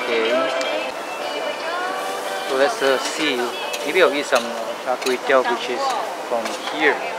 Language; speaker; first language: English; non-native, local second language; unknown